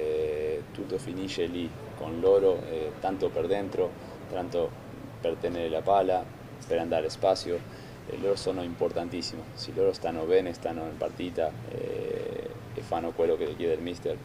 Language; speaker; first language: Italian; non-native, fluent; Spanish